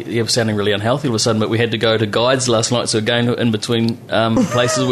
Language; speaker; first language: English; native; English